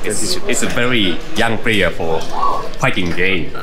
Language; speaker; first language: English; non-native, learner; Japanese